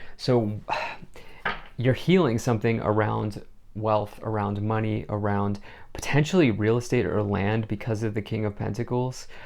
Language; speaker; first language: English; native; English